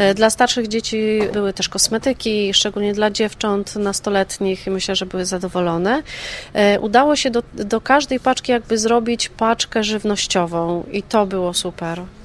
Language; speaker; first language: Polish; native; Polish